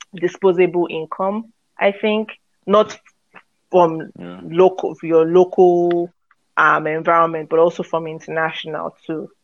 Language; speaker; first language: English; non-native, local second language; Yoruba